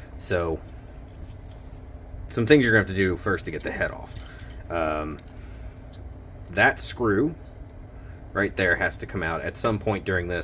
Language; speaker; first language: English; native; English